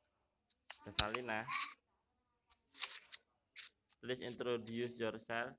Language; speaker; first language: English; non-native, fluent; Indonesian